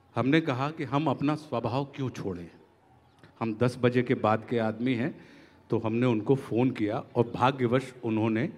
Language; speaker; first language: Hindi; native; Hindi